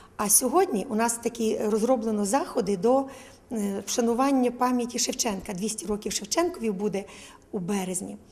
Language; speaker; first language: Ukrainian; native; Ukrainian